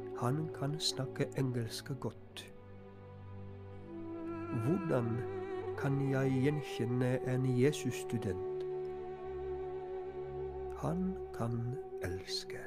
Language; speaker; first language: Norwegian; non-native, fluent; Polish